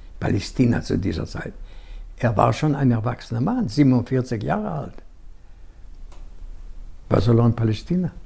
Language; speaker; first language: German; non-native, fluent; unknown